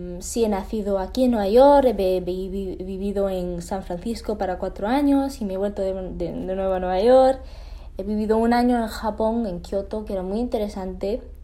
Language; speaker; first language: Spanish; early bilingual, heritage; Spanish